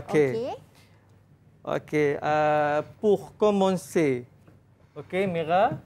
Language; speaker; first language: French; non-native, fluent; Malay